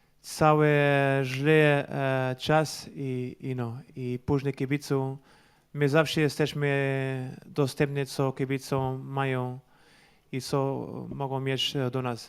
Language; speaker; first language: Polish; non-native, learner; Portuguese